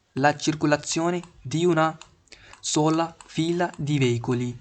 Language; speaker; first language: Italian; non-native, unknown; Hindi